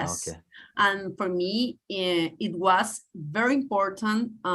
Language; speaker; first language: English; non-native, learner; Spanish